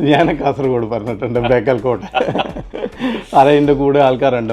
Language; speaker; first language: Malayalam; non-native, fluent; Punjabi